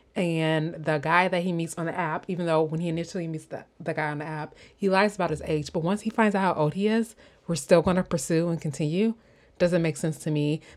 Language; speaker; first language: English; native; English